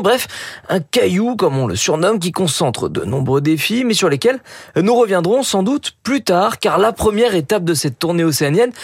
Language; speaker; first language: French; native; French